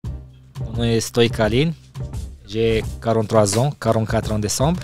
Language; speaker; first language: French; non-native, fluent; Romanian